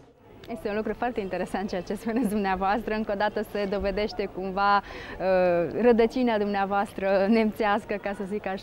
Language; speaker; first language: Romanian; native; Romanian